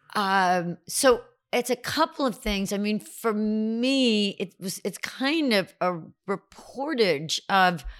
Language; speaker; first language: English; native; English